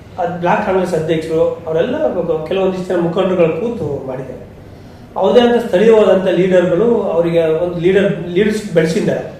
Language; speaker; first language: Kannada; native; Kannada